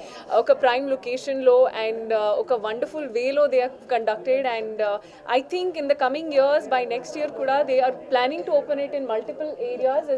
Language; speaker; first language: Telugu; non-native, local second language; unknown